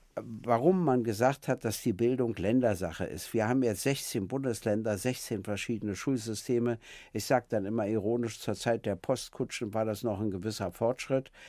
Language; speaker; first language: German; native; German